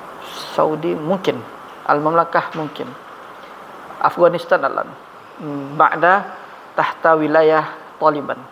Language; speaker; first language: Arabic; non-native, fluent; Indonesian